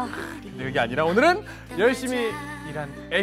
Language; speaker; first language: Korean; native; Korean